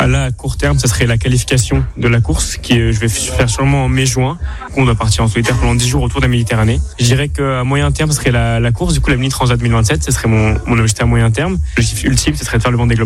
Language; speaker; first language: French; native; French